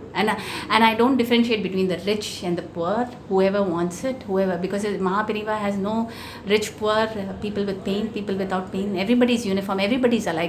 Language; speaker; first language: English; non-native, local second language; Tamil